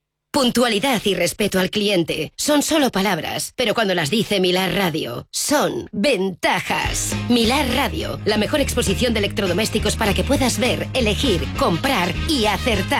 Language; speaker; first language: Spanish; native; Spanish